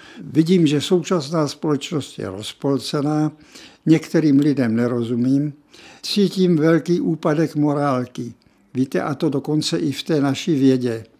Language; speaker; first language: Czech; native; Czech